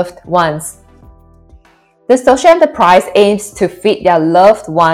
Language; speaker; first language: English; non-native, local second language; Chinese